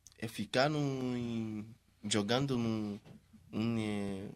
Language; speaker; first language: Portuguese; non-native, learner; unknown